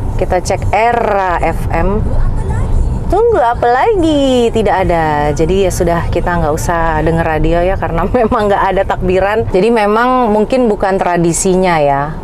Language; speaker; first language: Indonesian; native; Indonesian